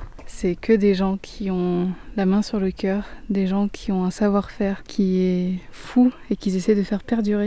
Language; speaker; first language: French; native; French